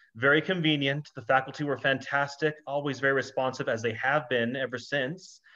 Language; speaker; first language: English; native; English